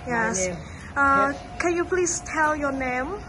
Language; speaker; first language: English; non-native, learner; Khmer